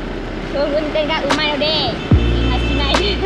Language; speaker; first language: Japanese; non-native, learner; Vietnamese